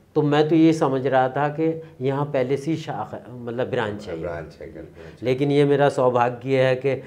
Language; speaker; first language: Hindi; native; Hindi